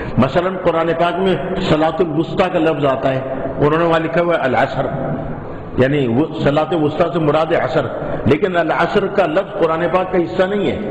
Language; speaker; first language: Urdu; native; Urdu